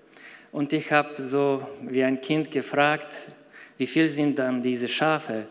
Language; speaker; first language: German; non-native, fluent; Bulgarian